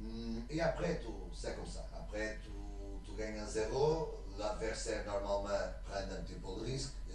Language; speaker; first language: French; non-native, learner; Portuguese